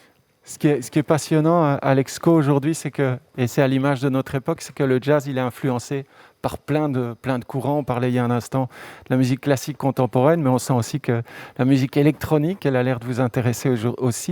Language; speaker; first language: French; native; French